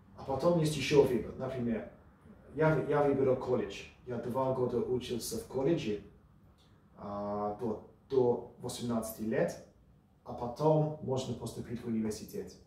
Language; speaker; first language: Russian; early bilingual, heritage; Russian